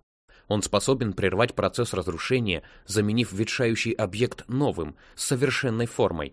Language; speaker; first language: Russian; native; Russian